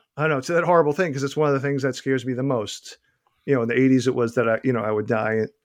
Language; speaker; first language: English; native; English